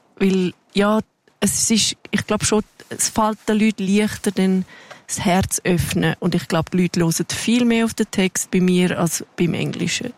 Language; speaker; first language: German; non-native, local second language; Romansh